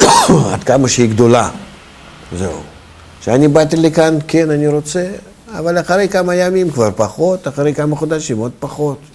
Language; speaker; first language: Hebrew; non-native, fluent; Russian